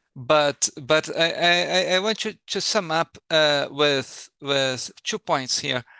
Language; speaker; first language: English; non-native, learner; Portuguese